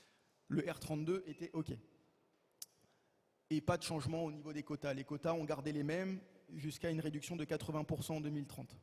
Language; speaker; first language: French; native; French